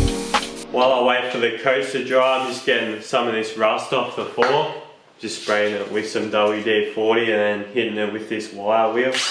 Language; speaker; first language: English; native; English